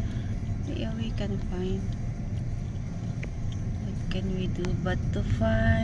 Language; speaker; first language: English; non-native, local second language; Filipino